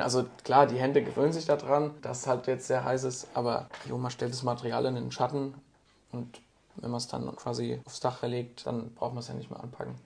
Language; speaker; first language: German; native; German